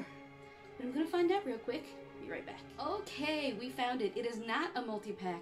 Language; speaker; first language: English; native; English